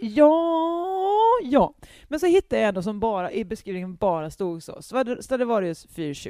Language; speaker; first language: Swedish; native; Swedish